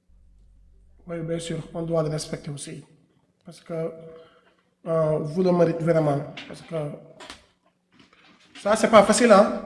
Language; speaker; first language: French; non-native, local second language; Wolof